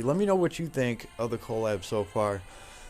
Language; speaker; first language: English; native; English